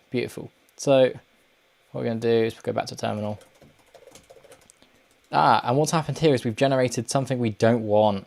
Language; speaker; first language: English; native; English